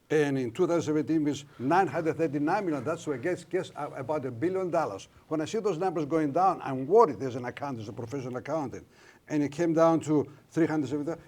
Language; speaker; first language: English; non-native, fluent; Greek